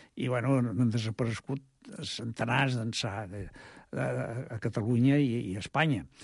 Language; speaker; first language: Catalan; native; Catalan